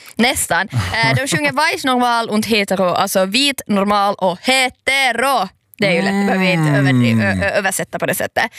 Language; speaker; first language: Swedish; native; Swedish